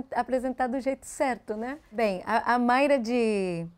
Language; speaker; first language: Portuguese; early bilingual, heritage; Spanish